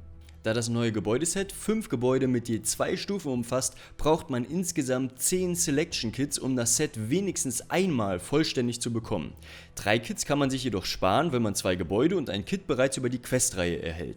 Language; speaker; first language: German; native; German